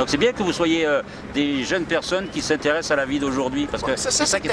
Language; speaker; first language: French; native; French